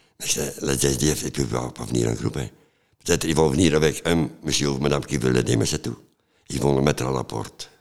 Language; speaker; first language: French; non-native, local second language; Dutch